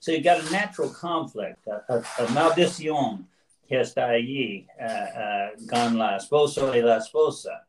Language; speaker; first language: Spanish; non-native, learner; English